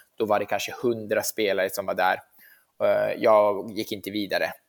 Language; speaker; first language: Swedish; early bilingual, heritage; Swedish